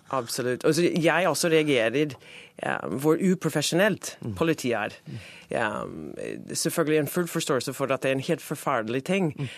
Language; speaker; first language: Norwegian; non-native, fluent; English